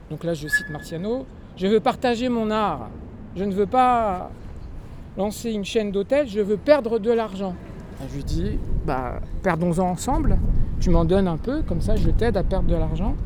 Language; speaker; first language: French; native; French